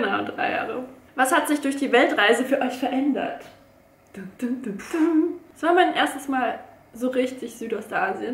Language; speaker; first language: German; native; German